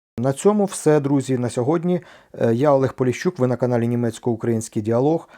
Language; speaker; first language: Ukrainian; native; Ukrainian